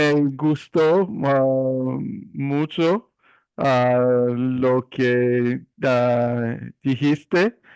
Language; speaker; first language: Spanish; non-native, learner; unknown